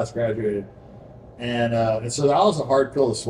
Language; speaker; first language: English; native; English